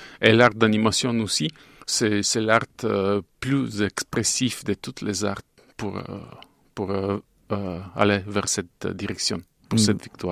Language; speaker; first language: French; non-native, fluent; Bulgarian